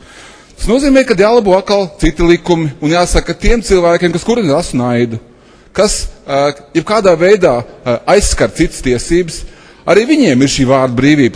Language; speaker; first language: Latvian; native; Latvian